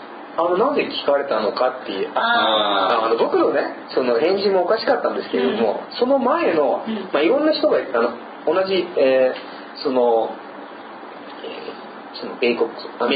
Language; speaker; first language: Japanese; non-native, fluent; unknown